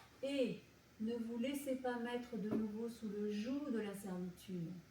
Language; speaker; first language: French; native; French